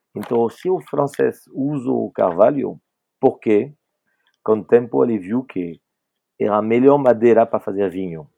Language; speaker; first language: Portuguese; non-native, fluent; French